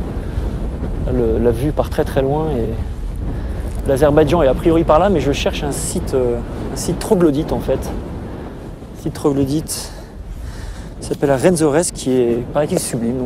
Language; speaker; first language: French; native; French